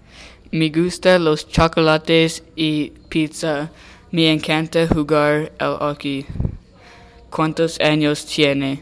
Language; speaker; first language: Spanish; non-native, learner; English